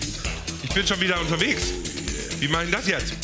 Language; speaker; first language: German; native; German